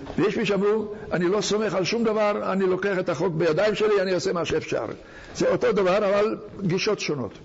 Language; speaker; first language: Hebrew; non-native, fluent; Hungarian